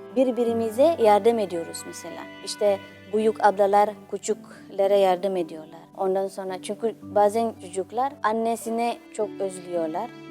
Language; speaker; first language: Turkish; non-native, fluent; Indonesian